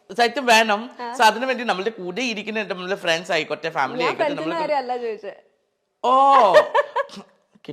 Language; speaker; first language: Malayalam; non-native, fluent; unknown